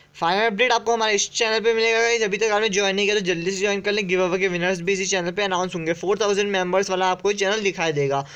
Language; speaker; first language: Hindi; native; Hindi